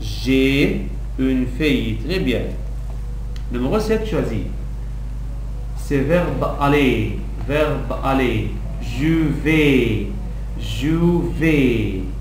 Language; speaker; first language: French; non-native, local second language; Arabic